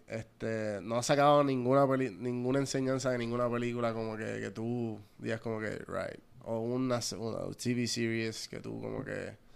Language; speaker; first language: Spanish; early bilingual, heritage; Spanish